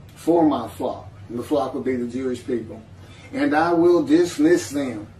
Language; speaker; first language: English; native; English